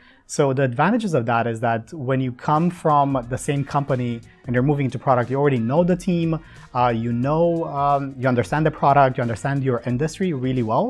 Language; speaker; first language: English; non-native, fluent; Romanian